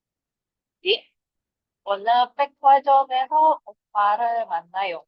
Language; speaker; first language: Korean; non-native, fluent; Indonesian